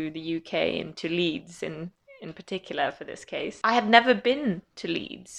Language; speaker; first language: English; non-native, fluent; Swedish